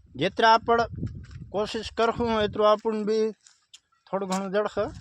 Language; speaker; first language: Gujarati; non-native, local second language; Bhili